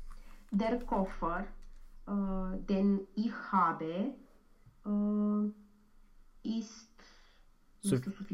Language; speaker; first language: German; non-native, learner; Romanian